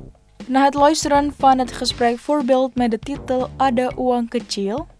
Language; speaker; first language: Dutch; non-native, learner; Indonesian